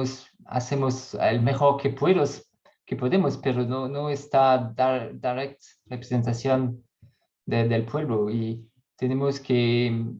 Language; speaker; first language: Spanish; non-native, learner; French